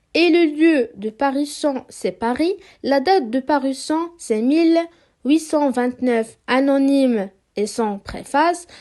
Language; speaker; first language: French; non-native, local second language; Arabic